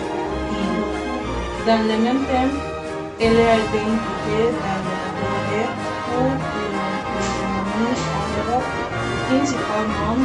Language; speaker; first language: French; non-native, learner; Spanish